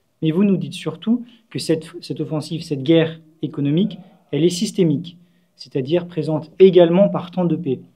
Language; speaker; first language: French; native; French